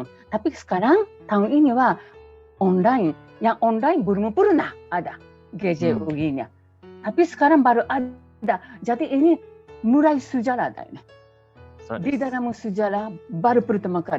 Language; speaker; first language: Indonesian; non-native, fluent; Japanese